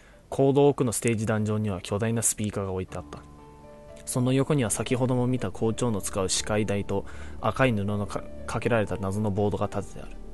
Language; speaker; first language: Japanese; early bilingual, heritage; Japanese